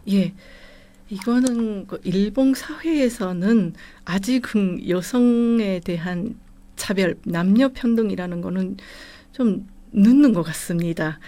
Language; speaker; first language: Korean; non-native, fluent; Japanese